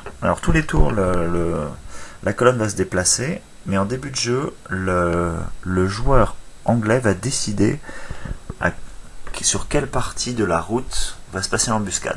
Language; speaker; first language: French; native; French